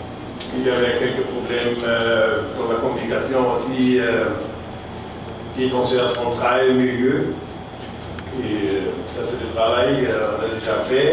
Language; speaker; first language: French; non-native, fluent; German